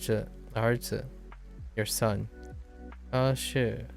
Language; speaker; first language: Chinese; non-native, learner; English